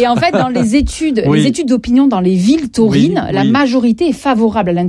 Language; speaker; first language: French; native; French